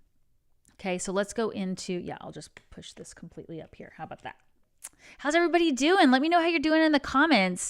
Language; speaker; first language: English; native; English